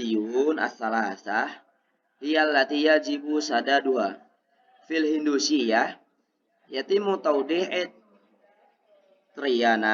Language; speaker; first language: Arabic; non-native, learner; Indonesian